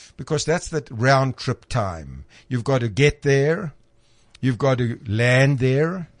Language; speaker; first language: English; native; English